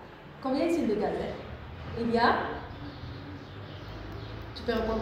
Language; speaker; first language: French; non-native, local second language; Arabic